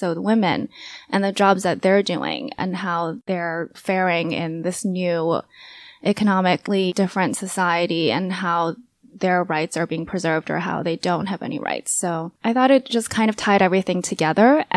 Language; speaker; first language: English; native; English